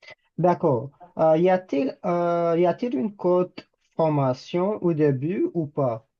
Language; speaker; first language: French; non-native, fluent; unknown